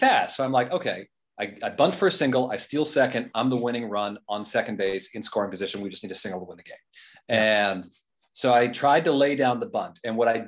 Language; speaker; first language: English; native; English